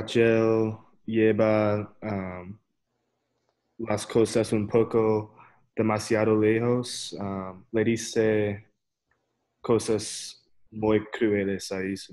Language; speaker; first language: Spanish; non-native, learner; English